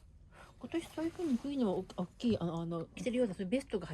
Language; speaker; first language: Japanese; native; Japanese